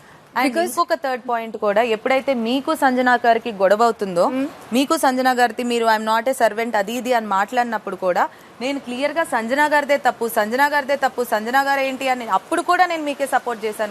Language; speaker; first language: Telugu; native; Telugu